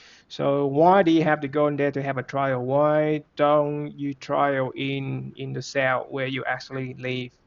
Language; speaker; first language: English; non-native, fluent; Vietnamese